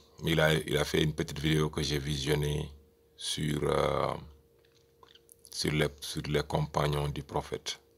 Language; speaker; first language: French; native; French